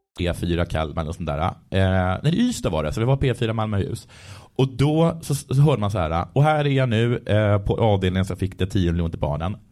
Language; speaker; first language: Swedish; native; Swedish